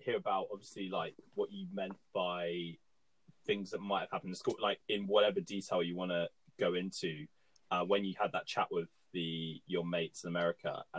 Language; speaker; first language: English; native; English